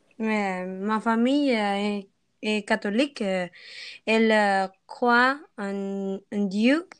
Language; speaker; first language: French; non-native, learner; Spanish